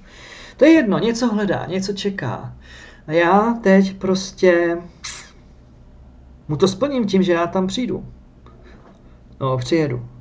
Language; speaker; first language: Czech; native; Czech